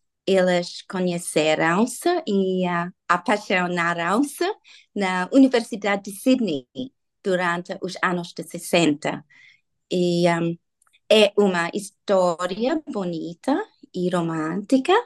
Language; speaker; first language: Portuguese; non-native, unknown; English